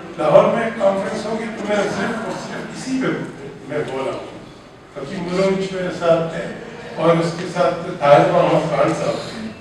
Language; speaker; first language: Urdu; non-native, local second language; Baluchi